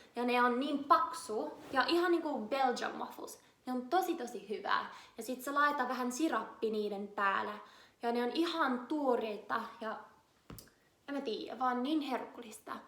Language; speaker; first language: Finnish; non-native, learner; English